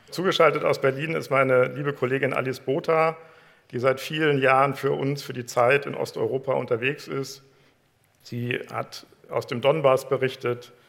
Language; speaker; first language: German; native; German